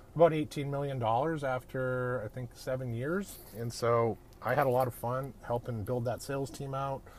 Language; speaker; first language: English; native; English